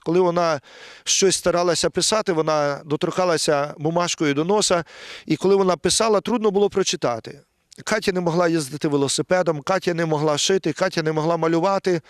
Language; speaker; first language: Ukrainian; native; Ukrainian